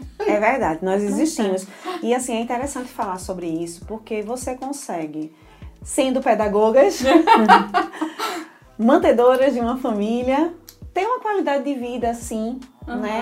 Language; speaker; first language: Portuguese; native; Portuguese